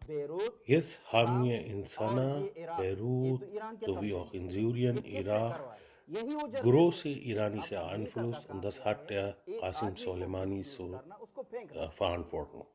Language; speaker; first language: German; non-native, learner; Urdu